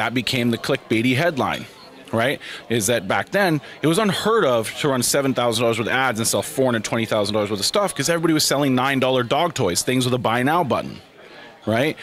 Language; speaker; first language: English; native; English